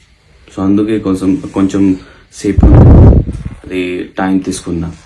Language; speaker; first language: Telugu; non-native, local second language; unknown